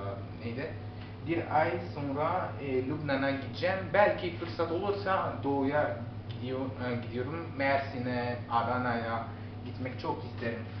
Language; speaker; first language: Turkish; non-native, learner; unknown